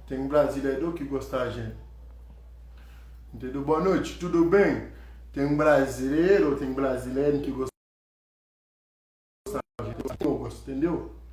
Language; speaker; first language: Portuguese; non-native, learner; Haitian Creole